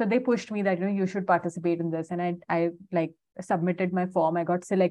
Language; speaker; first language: English; non-native, local second language; Hindi